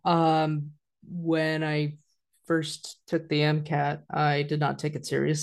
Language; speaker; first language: English; native; English